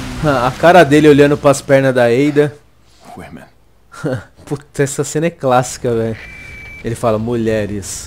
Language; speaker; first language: Portuguese; native; Portuguese